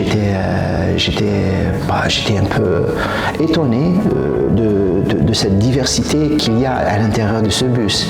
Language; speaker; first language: French; non-native, local second language; Arabic